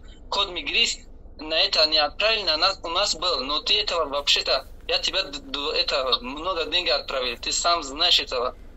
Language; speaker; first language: Russian; non-native, learner; Tajik